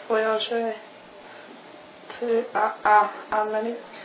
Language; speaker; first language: French; non-native, learner; English